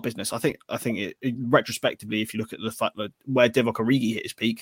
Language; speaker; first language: English; native; English